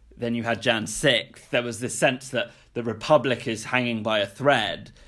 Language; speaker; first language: English; native; English